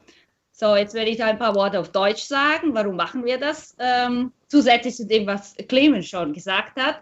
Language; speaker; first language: German; non-native, fluent; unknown